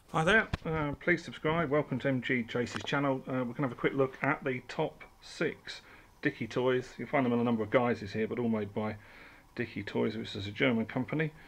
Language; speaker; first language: English; native; English